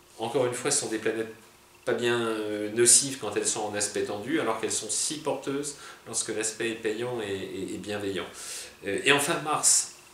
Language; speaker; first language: French; native; French